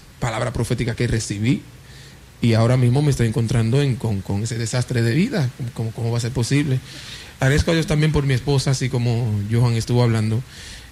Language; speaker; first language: Spanish; non-native, fluent; Haitian Creole